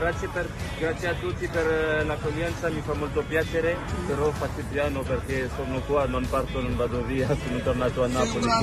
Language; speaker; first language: Italian; non-native, fluent; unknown